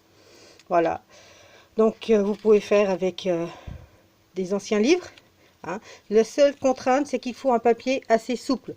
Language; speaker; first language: French; native; French